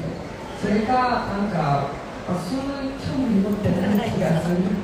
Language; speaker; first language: Japanese; early bilingual, heritage; Japanese